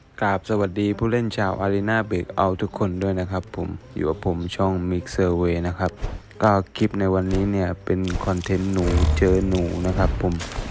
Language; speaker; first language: Thai; native; Thai